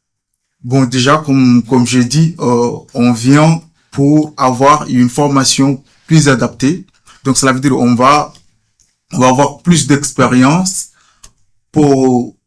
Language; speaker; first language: French; non-native, fluent; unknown